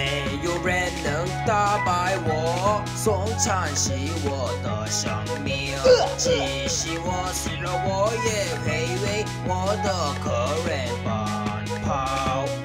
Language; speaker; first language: Chinese; non-native, learner; Korean